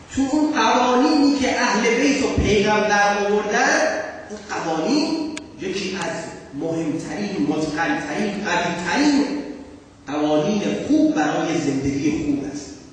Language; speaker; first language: Persian; non-native, fluent; Urdu